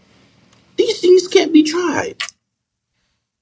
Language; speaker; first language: English; non-native, local second language; Yoruba